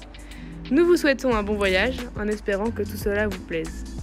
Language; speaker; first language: French; native; French